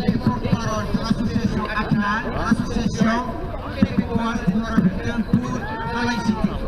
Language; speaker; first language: French; non-native, fluent; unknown